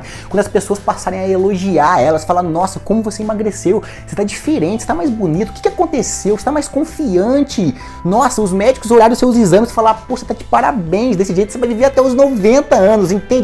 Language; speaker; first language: Portuguese; native; Portuguese